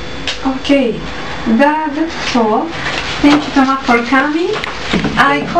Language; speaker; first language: English; non-native, learner; Spanish